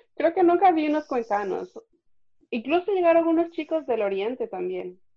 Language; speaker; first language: Spanish; native; Spanish